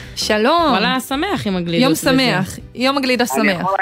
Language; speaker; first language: Hebrew; native; Hebrew